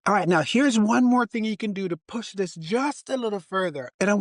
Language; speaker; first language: English; native; English